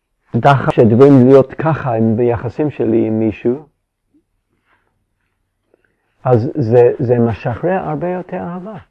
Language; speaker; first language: Hebrew; non-native, fluent; English